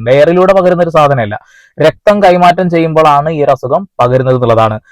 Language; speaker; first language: Malayalam; native; Malayalam